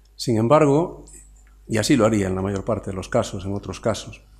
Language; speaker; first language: Spanish; native; Spanish